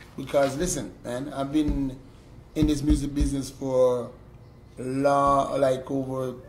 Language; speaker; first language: English; native; English